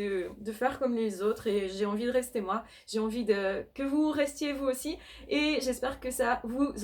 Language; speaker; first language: French; native; French